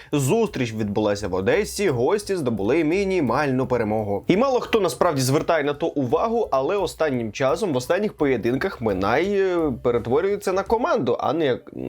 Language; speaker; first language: Ukrainian; native; Ukrainian